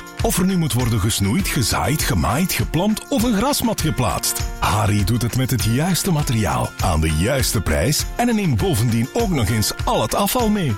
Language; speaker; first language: Dutch; native; Dutch